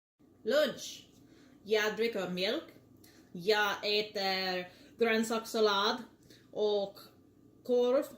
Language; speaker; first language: Swedish; non-native, learner; English